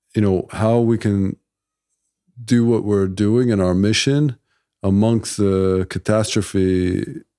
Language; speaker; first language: English; native; English